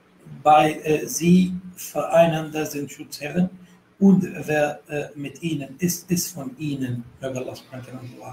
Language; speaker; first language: German; non-native, fluent; Arabic